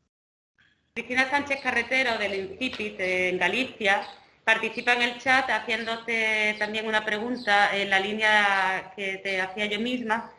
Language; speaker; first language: Spanish; native; Spanish